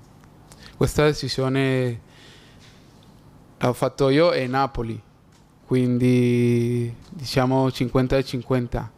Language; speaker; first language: Italian; non-native, fluent; Spanish